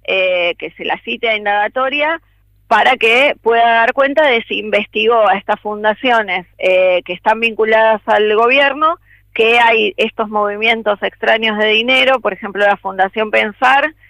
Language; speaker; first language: Spanish; native; Spanish